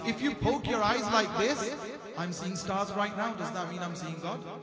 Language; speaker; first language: English; early bilingual, other home language; Punjabi